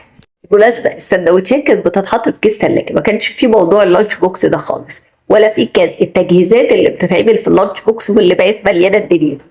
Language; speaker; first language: Arabic; native; Arabic